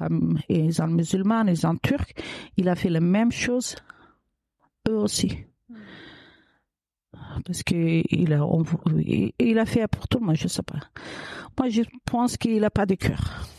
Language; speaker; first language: French; non-native, learner; Kurdish